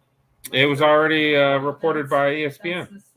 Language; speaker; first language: English; native; English